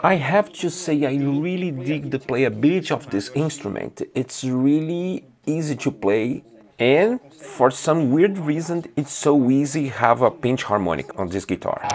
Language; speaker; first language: English; non-native, fluent; Portuguese